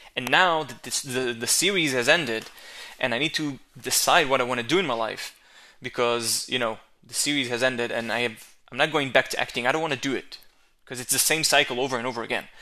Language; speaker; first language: English; non-native, fluent; Hebrew